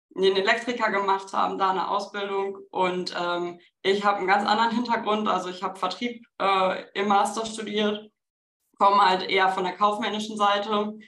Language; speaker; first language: German; native; German